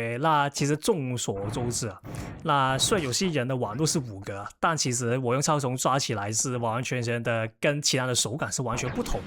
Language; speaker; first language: Chinese; non-native, local second language; Cantonese